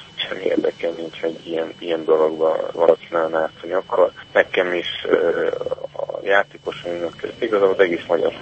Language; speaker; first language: Hungarian; non-native, fluent; Serbian